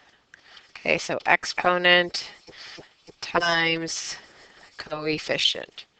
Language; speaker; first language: English; native; English